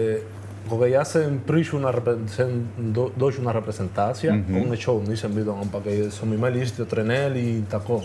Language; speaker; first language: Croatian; non-native, learner; Spanish